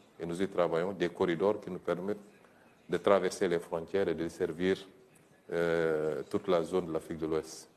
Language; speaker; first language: French; non-native, local second language; Wolof